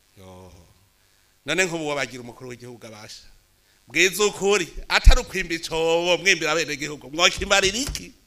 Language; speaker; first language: Rundi; native; Rundi